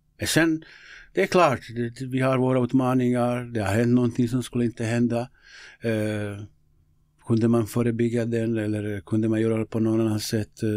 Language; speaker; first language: Swedish; non-native, fluent; Bosnian